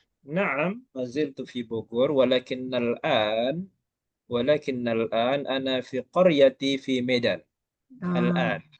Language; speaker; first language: Arabic; non-native, fluent; Malay